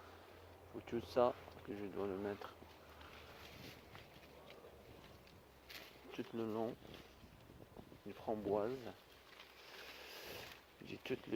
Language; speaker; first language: French; non-native, fluent; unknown